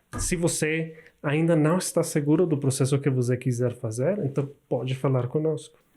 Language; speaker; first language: Portuguese; non-native, learner; Spanish